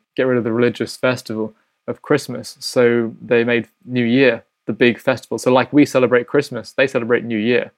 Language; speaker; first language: English; native; English